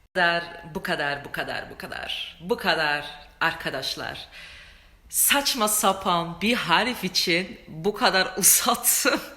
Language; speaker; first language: Turkish; early bilingual, heritage; Turkish